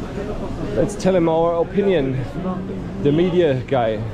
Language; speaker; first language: English; non-native, fluent; German